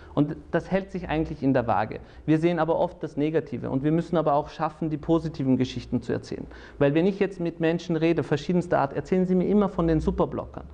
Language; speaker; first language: German; early bilingual, other home language; Turkish